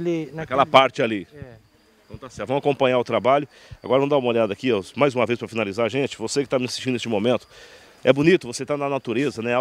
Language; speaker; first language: Portuguese; native; Portuguese